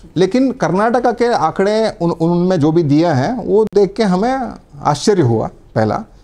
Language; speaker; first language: Hindi; non-native, local second language; Kannada